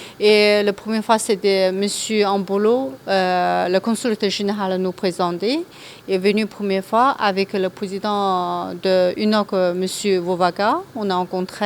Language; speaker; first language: French; non-native, learner; Chinese